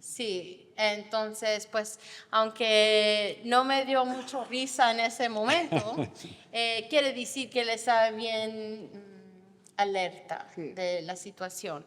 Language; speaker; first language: Spanish; non-native, fluent; English